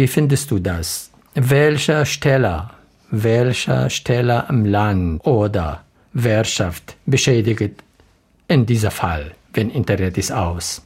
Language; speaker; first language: German; non-native, learner; Arabic